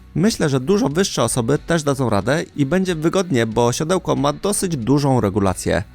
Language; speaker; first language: Polish; native; Polish